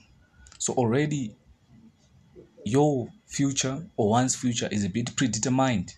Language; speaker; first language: English; non-native, local second language; Shona